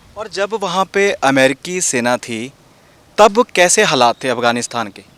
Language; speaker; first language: Hindi; non-native, local second language; Punjabi